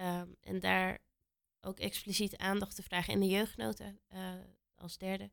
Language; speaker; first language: Dutch; native; Dutch